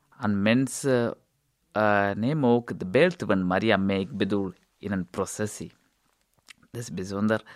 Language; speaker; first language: Dutch; non-native, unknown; Tamil